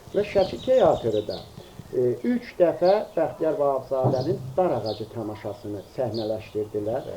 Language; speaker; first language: Azerbaijani; native; Azerbaijani